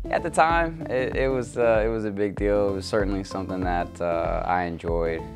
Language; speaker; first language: English; native; English